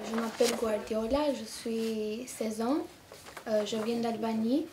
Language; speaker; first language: French; non-native, learner; Albanian